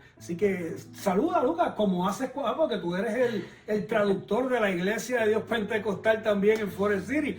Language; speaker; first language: Spanish; native; Spanish